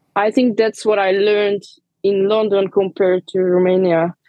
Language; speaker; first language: English; non-native, fluent; Romanian